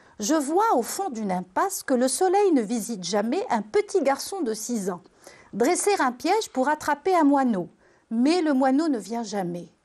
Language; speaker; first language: French; non-native, local second language; Arabic